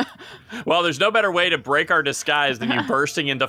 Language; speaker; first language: English; native; English